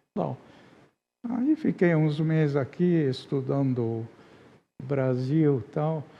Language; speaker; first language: Portuguese; non-native, fluent; Arabic